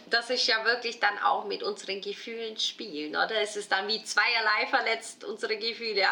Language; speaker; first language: German; native; German